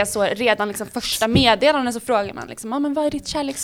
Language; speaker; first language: Swedish; native; Swedish